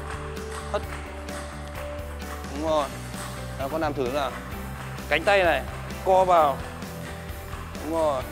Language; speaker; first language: Vietnamese; native; Vietnamese